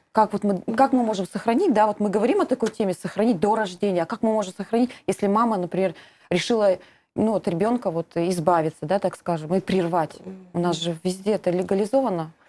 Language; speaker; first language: Russian; native; Russian